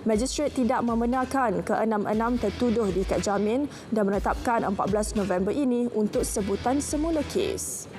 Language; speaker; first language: Malay; native; Malay